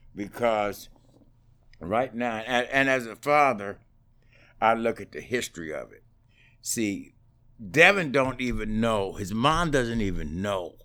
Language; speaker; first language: English; native; English